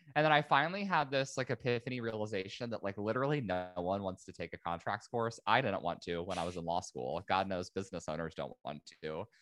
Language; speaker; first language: English; native; English